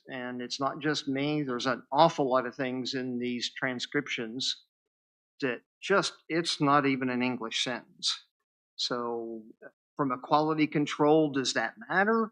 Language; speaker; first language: English; native; English